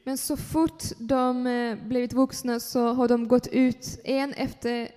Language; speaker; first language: Swedish; non-native, fluent; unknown